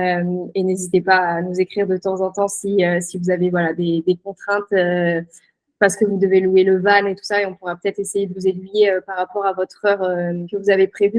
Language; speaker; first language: French; native; French